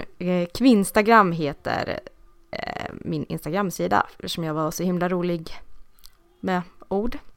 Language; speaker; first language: Swedish; native; Swedish